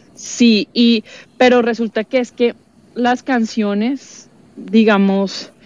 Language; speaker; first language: Spanish; native; Spanish